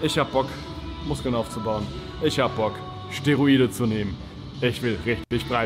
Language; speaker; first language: German; native; German